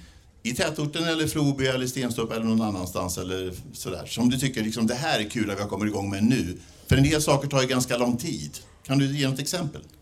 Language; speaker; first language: Swedish; native; Swedish